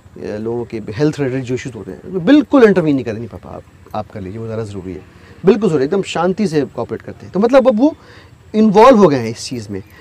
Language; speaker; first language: Hindi; native; Hindi